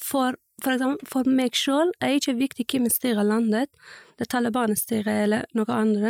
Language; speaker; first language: Norwegian; non-native, learner; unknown